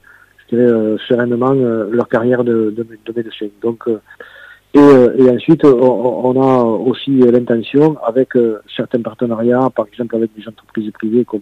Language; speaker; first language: French; native; French